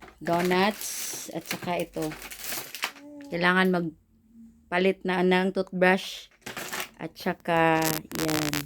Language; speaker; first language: Filipino; native; Filipino